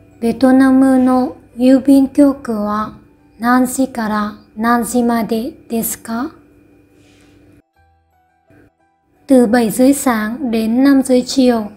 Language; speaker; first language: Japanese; non-native, fluent; Vietnamese